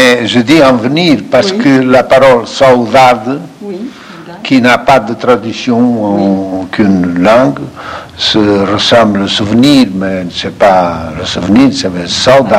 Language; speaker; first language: French; non-native, fluent; Portuguese